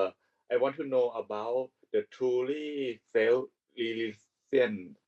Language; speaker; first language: English; non-native, learner; Thai